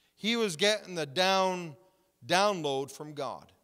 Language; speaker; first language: English; native; English